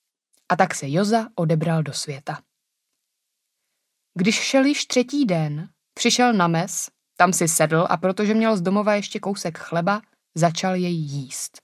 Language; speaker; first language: Czech; native; Czech